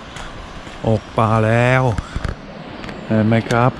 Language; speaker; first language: Thai; non-native, learner; Swiss German